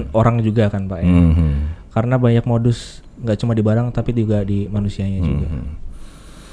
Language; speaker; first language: Indonesian; native; Indonesian